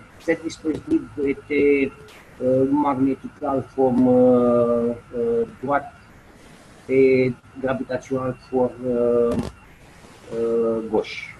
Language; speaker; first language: French; non-native, learner; Romanian